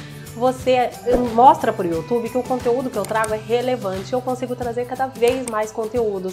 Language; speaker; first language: Portuguese; native; Portuguese